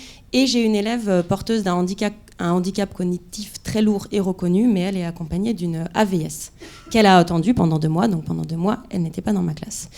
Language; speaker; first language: French; native; French